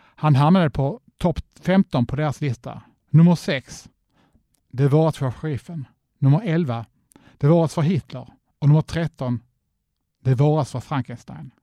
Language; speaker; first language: Swedish; native; Swedish